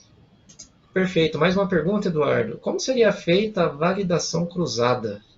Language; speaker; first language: Portuguese; native; Portuguese